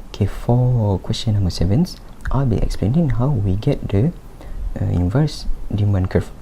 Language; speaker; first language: English; non-native, local second language; Malay